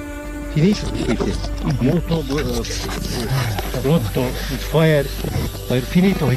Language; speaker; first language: Italian; non-native, learner; Turkish